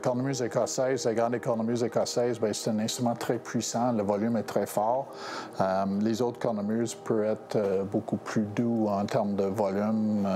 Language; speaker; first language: French; non-native, local second language; English